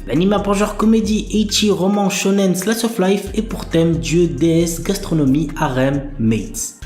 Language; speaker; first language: French; native; French